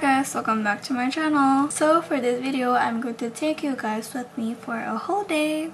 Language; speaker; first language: English; non-native, fluent; Indonesian